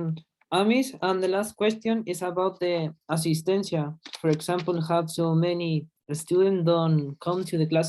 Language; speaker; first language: English; non-native, learner; Spanish